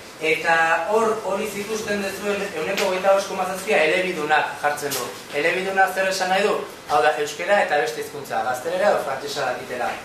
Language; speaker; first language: Basque; native; Basque